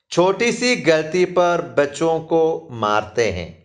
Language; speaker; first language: Hindi; non-native, local second language; Malayalam